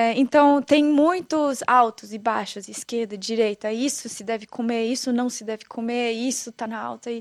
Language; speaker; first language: Portuguese; non-native, fluent; German